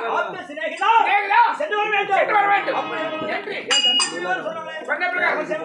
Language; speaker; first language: Tamil; native; Tamil